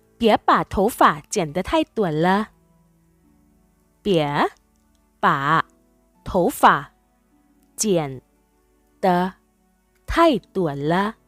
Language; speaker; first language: Chinese; non-native, fluent; Thai